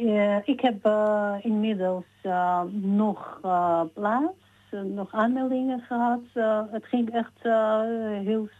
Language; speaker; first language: Dutch; non-native, fluent; Georgian